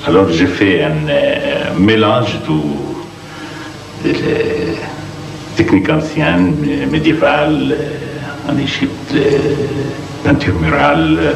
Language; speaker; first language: French; non-native, fluent; Arabic